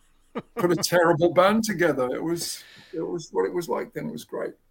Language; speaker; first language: English; native; English